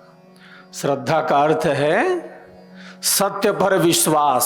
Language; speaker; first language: Hindi; native; Hindi